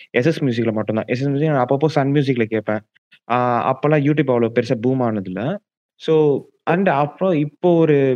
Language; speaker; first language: Tamil; native; Tamil